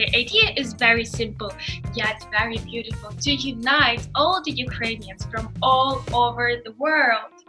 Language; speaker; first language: English; non-native, fluent; Ukrainian